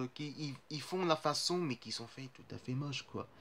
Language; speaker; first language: French; native; French